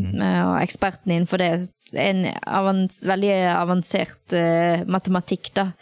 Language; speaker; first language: Norwegian; early bilingual, other home language; Tamil